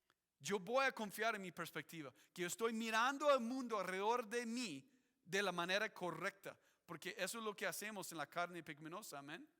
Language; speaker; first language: Spanish; non-native, fluent; English